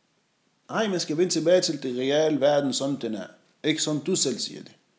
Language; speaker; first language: Danish; non-native, fluent; Arabic